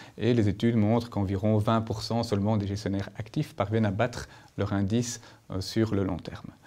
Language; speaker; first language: French; native; French